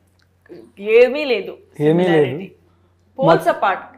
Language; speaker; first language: Telugu; non-native, fluent; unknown